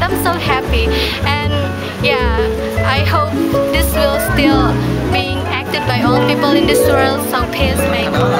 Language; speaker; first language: English; non-native, local second language; Indonesian